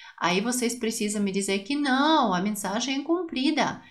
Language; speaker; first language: Portuguese; non-native, fluent; Russian